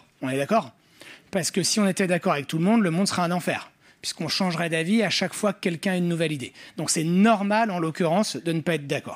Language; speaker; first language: French; native; French